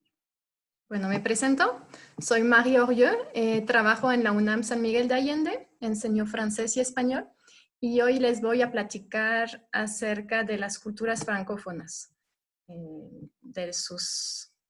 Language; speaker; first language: Spanish; non-native, fluent; French